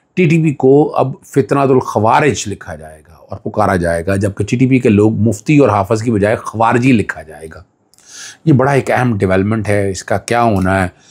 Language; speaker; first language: Urdu; non-native, local second language; Punjabi